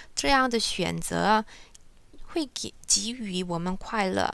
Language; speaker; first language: Chinese; non-native, fluent; Korean